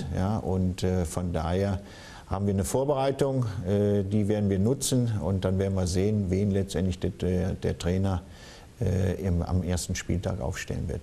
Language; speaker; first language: German; native; German